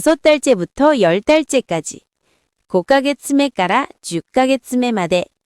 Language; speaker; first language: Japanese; non-native, fluent; Korean